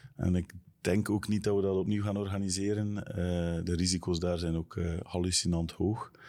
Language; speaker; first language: Dutch; native; Dutch